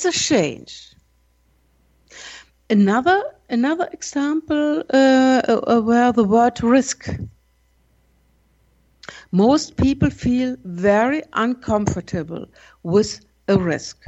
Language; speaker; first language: English; non-native, learner; German